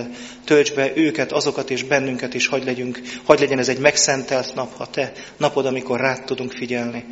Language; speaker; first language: Hungarian; native; Hungarian